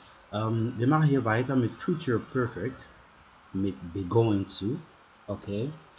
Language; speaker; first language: German; native; German